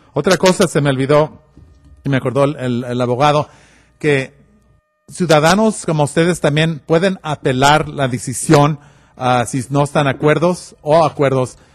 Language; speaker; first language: Spanish; early bilingual, heritage; Spanish